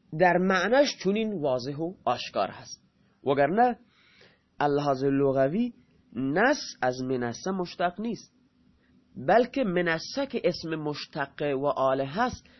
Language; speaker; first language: Persian; non-native, local second language; Baluchi